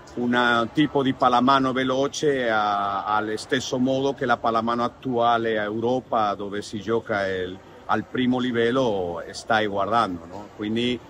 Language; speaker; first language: Italian; non-native, learner; Spanish